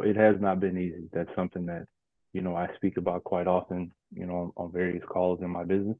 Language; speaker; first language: English; native; English